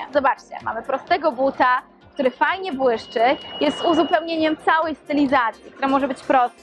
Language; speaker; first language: Polish; native; Polish